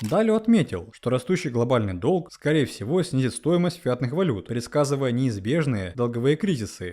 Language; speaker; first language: Russian; native; Russian